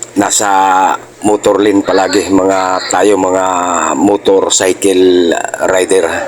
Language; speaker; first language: Filipino; native; Filipino